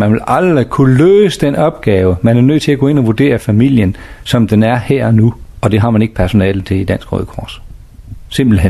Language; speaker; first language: Danish; native; Danish